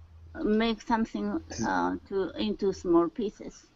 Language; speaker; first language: English; non-native, learner; Japanese